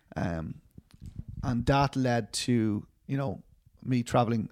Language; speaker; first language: English; native; English